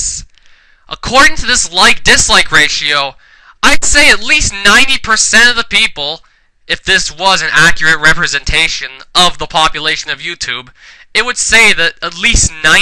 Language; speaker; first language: English; native; English